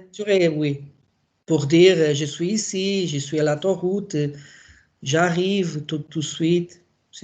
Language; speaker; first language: French; non-native, learner; Portuguese